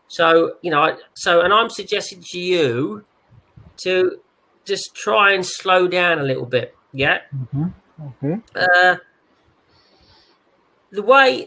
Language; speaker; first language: English; native; English